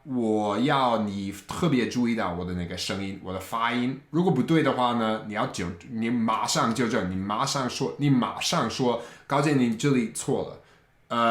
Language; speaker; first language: Chinese; non-native, fluent; English